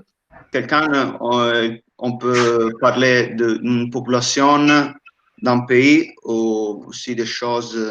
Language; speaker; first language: French; non-native, fluent; Italian